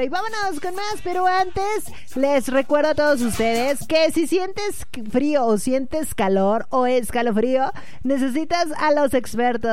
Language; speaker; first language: Spanish; native; Spanish